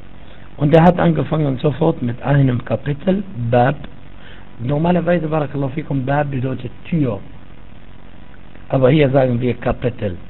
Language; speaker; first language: German; non-native, fluent; Arabic